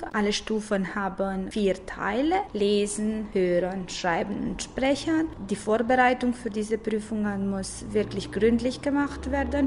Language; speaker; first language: German; non-native, fluent; Romanian